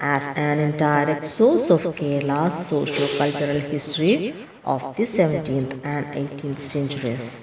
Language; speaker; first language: English; non-native, local second language; Malayalam